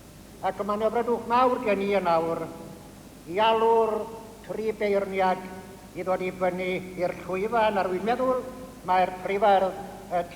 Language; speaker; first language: Welsh; native; Welsh